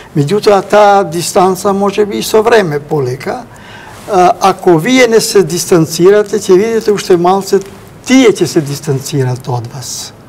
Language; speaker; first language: Macedonian; non-native, local second language; Albanian